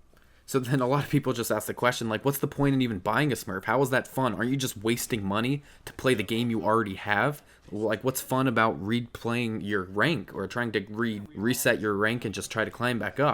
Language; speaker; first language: English; native; English